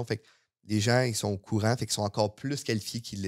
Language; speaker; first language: French; native; French